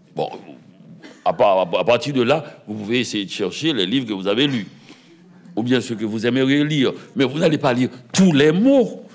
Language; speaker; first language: French; native; French